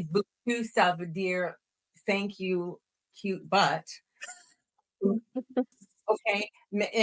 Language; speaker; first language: French; non-native, fluent; English